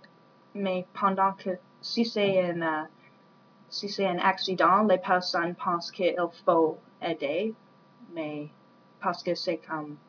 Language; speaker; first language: French; non-native, learner; English